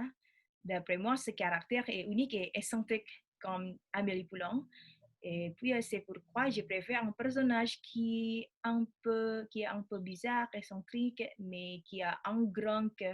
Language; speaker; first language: French; non-native, learner; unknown